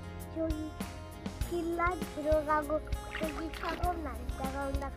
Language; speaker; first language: Korean; early bilingual, heritage; Korean